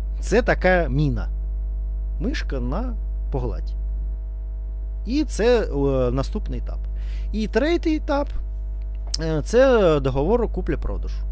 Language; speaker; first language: Ukrainian; non-native, learner; Russian